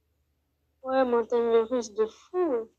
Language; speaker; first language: French; native; French